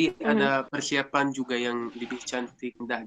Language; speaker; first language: Indonesian; non-native, fluent; Arabic